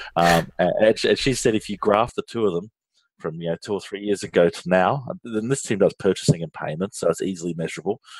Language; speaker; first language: English; native; English